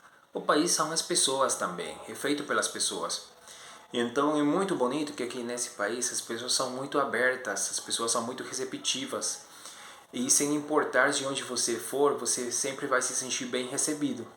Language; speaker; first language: Portuguese; non-native, fluent; Spanish